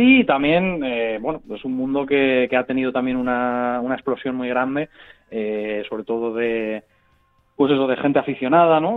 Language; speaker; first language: Spanish; native; Spanish